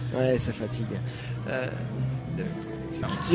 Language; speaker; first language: French; native; French